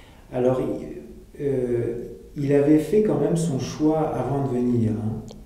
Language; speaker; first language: French; native; French